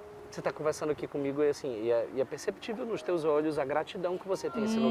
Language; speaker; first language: Portuguese; native; Portuguese